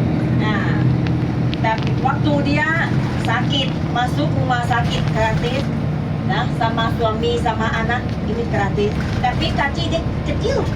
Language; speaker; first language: Indonesian; non-native, learner; Thai